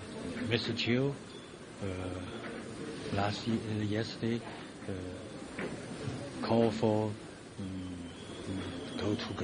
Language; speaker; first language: English; non-native, learner; Chinese